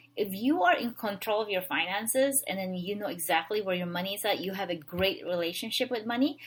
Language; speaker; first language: English; non-native, local second language; Filipino